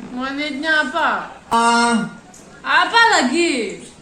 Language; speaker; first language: Indonesian; non-native, learner; Russian